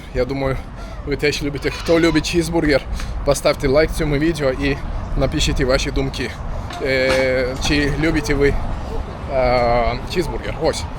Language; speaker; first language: Ukrainian; non-native, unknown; Turkish